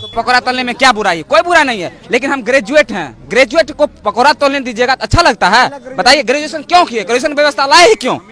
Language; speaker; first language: Hindi; native; Hindi